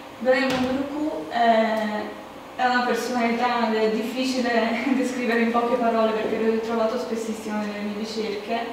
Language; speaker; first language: Italian; early bilingual, other home language; Portuguese